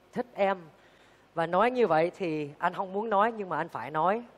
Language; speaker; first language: Vietnamese; early bilingual, heritage; Vietnamese